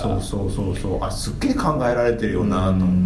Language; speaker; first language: Japanese; native; Japanese